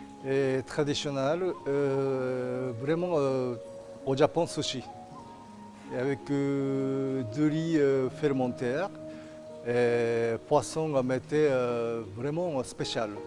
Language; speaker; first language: French; non-native, learner; Japanese